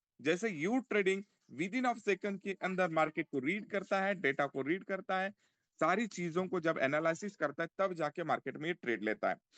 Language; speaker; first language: Hindi; non-native, local second language; Marathi